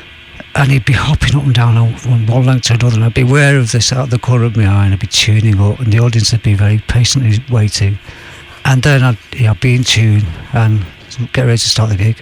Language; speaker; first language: English; native; English